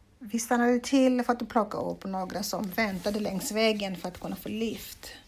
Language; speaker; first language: Swedish; non-native, fluent; Kongo